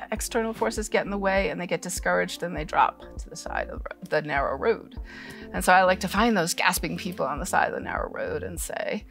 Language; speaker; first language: English; native; English